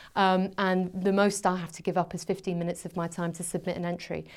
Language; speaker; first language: English; native; English